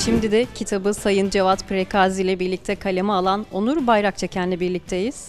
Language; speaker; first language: Turkish; native; Turkish